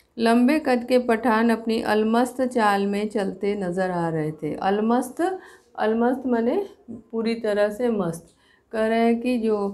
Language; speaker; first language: Hindi; native; Hindi